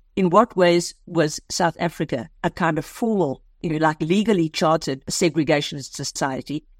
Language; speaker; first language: English; native; English